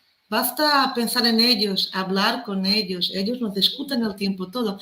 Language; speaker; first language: Spanish; non-native, fluent; Portuguese